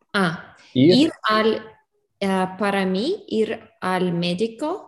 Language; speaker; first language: Spanish; non-native, learner; English